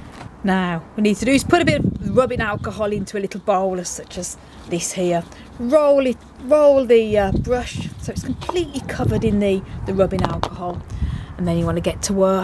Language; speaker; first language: English; native; English